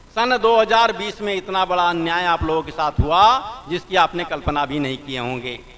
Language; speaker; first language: Hindi; native; Hindi